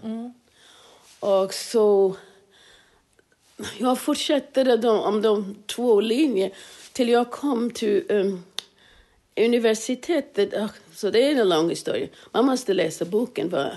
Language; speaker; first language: Swedish; non-native, fluent; English